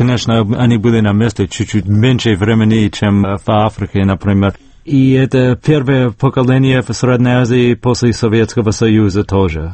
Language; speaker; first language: Russian; non-native, fluent; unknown